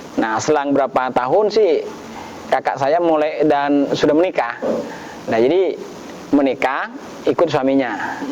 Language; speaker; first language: Indonesian; non-native, local second language; Madurese